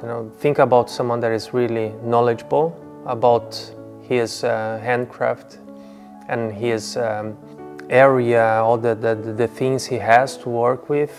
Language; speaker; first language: English; non-native, fluent; Portuguese